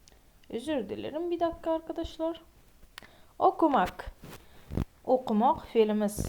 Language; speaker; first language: Turkish; non-native, fluent; Uzbek